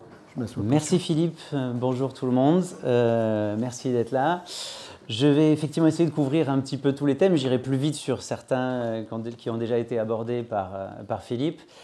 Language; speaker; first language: French; native; French